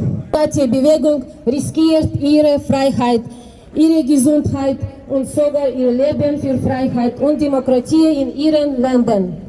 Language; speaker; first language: German; non-native, learner; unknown